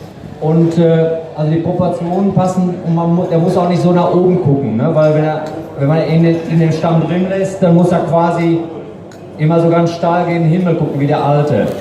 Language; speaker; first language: German; native; German